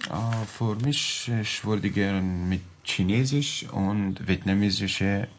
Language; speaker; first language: German; non-native, learner; Arabic